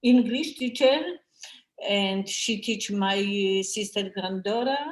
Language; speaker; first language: English; non-native, learner; Polish